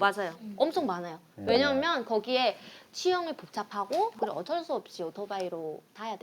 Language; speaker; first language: Korean; non-native, fluent; Vietnamese